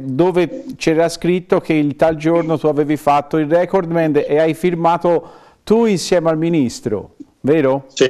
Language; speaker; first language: Italian; native; Italian